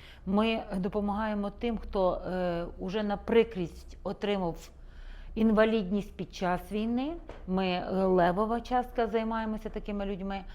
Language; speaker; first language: Ukrainian; native; Ukrainian